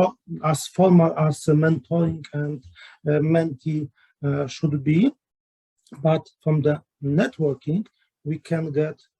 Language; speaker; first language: English; non-native, learner; Polish